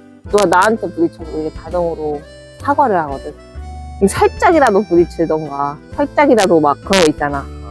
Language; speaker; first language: Korean; non-native, fluent; English